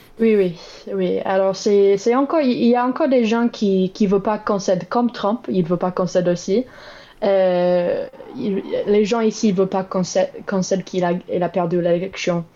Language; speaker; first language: French; non-native, learner; English